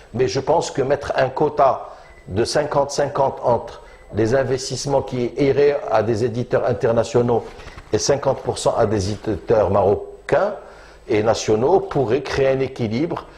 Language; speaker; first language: French; non-native, local second language; Arabic